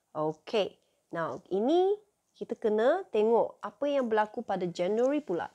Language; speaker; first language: Malay; non-native, local second language; Chinese